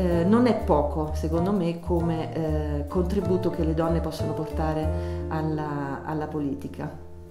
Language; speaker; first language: Italian; native; Italian